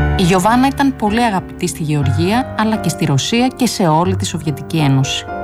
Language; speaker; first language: Greek; native; Greek